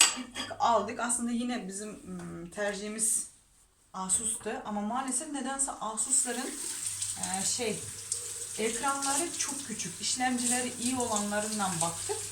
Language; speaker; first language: Turkish; non-native, fluent; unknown